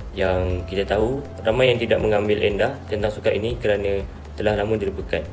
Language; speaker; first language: Malay; native; Malay